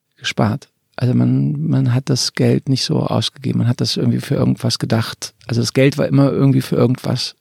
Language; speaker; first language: German; early bilingual, other home language; Croatian